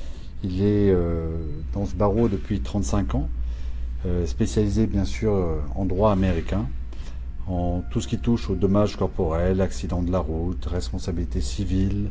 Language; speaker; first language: French; native; French